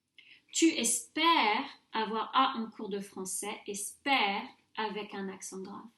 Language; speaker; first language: French; non-native, fluent; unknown